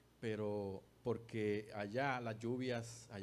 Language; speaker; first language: Spanish; native; Spanish